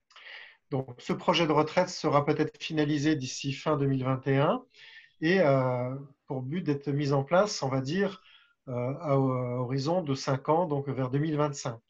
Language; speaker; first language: French; native; French